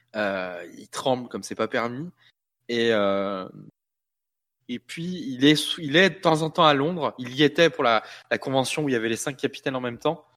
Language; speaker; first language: French; native; French